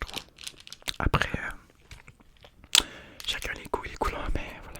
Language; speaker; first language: French; native; French